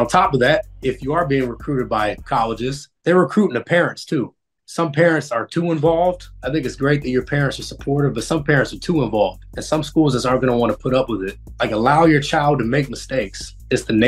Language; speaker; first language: English; native; English